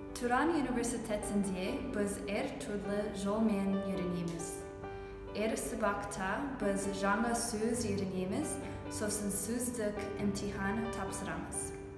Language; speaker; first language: Kazakh; non-native, learner; English